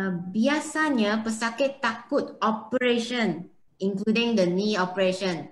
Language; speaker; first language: English; non-native, local second language; Chinese